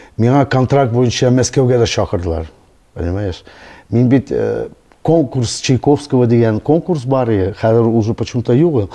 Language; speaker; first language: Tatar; non-native, local second language; Russian